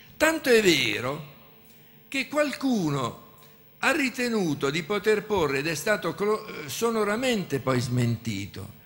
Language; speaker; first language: Italian; native; Italian